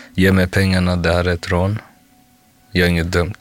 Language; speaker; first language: Swedish; early bilingual, other home language; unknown